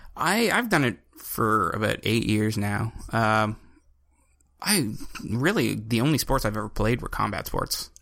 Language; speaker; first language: English; native; English